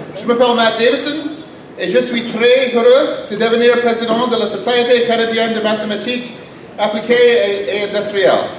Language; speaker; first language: French; non-native, learner; English